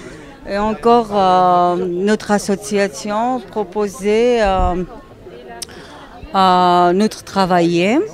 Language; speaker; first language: French; non-native, learner; Georgian